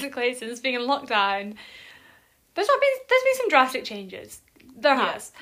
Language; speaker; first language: English; native; English